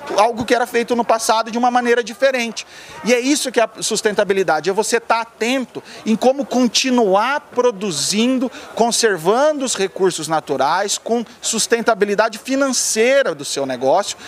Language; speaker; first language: Portuguese; native; Portuguese